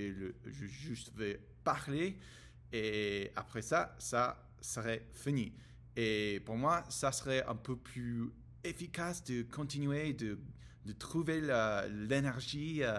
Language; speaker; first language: French; non-native, learner; English